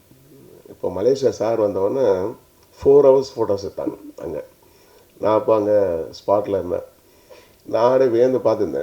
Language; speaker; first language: Tamil; native; Tamil